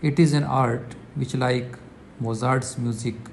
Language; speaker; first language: English; non-native, local second language; Hindi